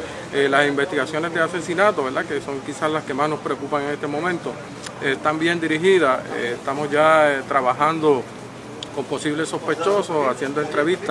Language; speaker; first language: Spanish; native; Spanish